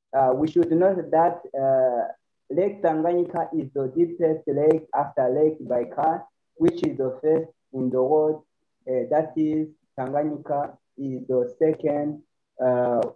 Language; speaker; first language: English; non-native, learner; Rundi